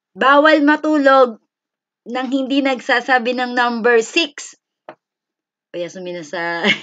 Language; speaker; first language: Filipino; native; Filipino